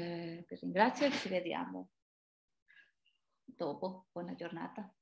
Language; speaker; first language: Italian; non-native, fluent; Spanish